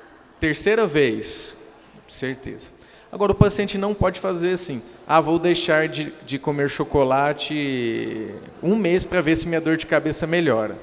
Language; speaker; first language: Portuguese; native; Portuguese